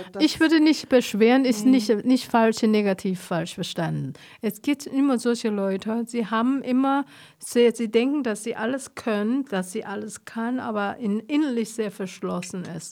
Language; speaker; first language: German; non-native, fluent; Chinese